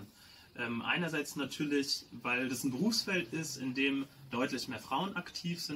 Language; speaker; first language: German; native; German